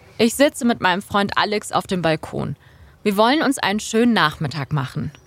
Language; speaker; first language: German; early bilingual, other home language; Persian